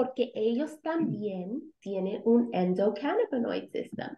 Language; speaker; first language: Spanish; early bilingual, heritage; Spanish